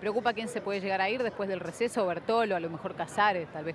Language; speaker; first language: Spanish; native; Spanish